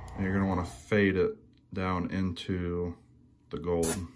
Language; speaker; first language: English; native; English